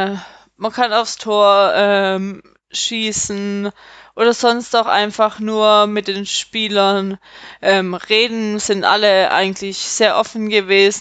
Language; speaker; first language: German; native; German